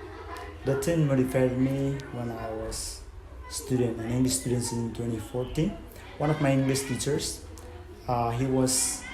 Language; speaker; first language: English; non-native, fluent; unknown